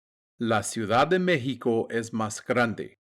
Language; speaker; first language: Spanish; non-native, fluent; English